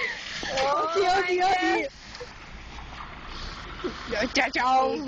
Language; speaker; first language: Japanese; non-native, learner; English